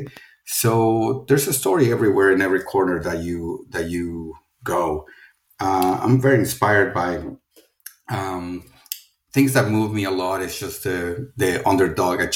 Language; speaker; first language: English; non-native, fluent; Spanish